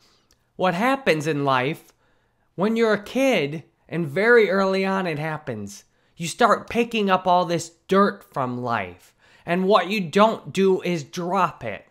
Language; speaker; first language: English; native; English